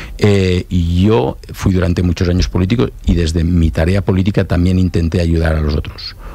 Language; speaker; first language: Spanish; non-native, local second language; Catalan